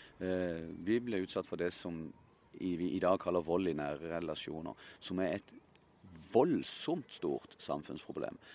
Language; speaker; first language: Norwegian; native; Norwegian